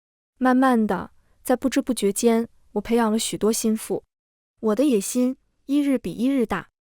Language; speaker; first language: Chinese; native; Chinese